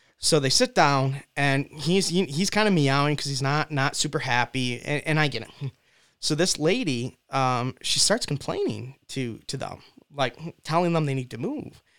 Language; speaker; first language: English; native; English